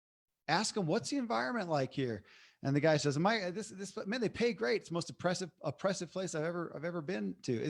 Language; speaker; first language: English; native; English